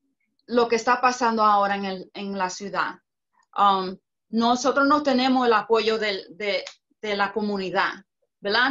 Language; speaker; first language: Spanish; early bilingual, heritage; Spanish